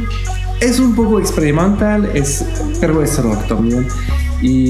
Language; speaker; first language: Spanish; non-native, learner; French